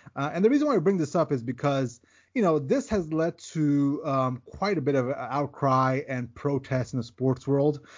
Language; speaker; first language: English; early bilingual, other home language; Urdu